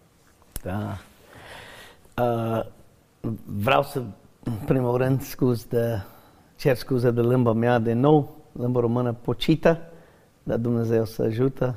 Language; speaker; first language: Romanian; non-native, learner; English